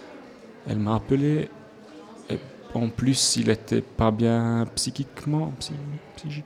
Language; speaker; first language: French; non-native, local second language; Swiss German